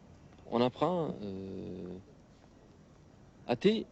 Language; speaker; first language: French; non-native, learner; Uzbek